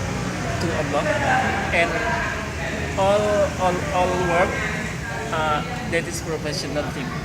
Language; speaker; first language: English; non-native, learner; Indonesian